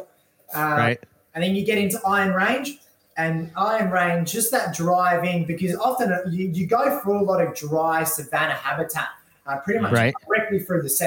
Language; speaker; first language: English; native; English